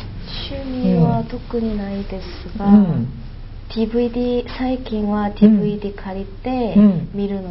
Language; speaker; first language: Japanese; non-native, fluent; Korean